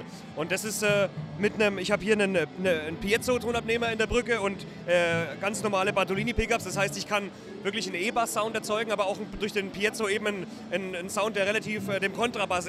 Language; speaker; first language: German; native; German